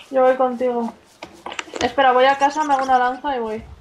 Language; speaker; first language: Spanish; native; Spanish